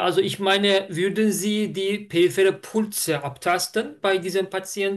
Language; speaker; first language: German; non-native, fluent; Turkish